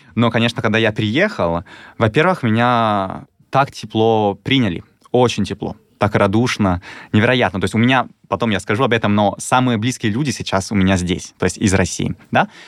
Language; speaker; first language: Russian; non-native, fluent; Italian